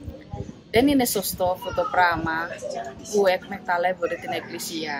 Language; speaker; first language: Greek; non-native, fluent; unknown